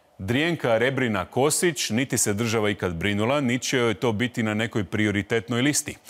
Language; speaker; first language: Croatian; native; Croatian